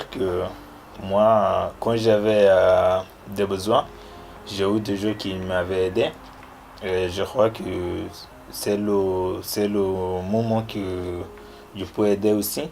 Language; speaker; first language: French; non-native, learner; Arabic